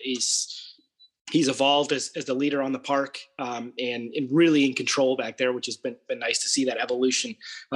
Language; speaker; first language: English; native; English